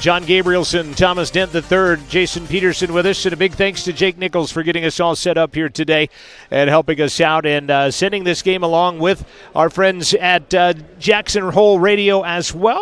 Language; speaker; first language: English; native; English